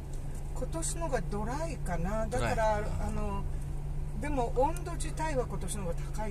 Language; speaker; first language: Japanese; native; Japanese